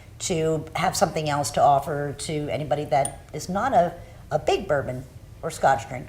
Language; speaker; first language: English; native; English